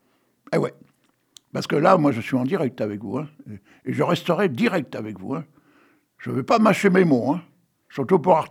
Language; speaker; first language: French; native; French